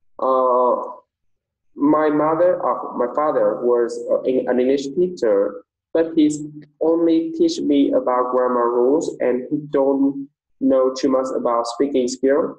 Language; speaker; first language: English; non-native, fluent; Vietnamese